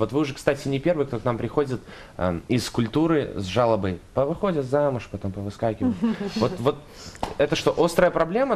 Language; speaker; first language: Russian; native; Russian